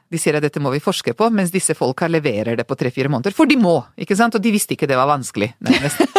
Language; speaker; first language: Norwegian; non-native, fluent; Hungarian